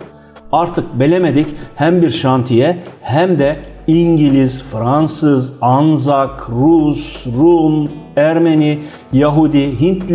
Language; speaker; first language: Turkish; native; Turkish